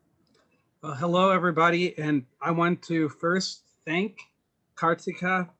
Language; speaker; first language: English; native; English